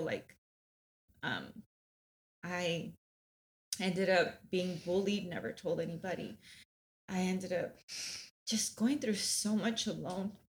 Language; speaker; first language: English; native; English